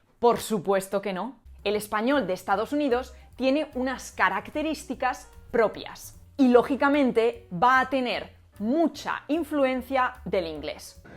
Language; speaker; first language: Spanish; native; Spanish